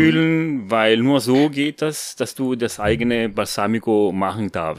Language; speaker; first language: German; non-native, fluent; Italian